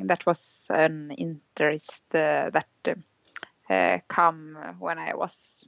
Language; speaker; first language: English; non-native, fluent; Swedish